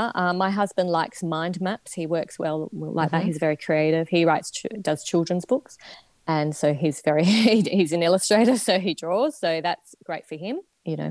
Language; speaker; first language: English; native; English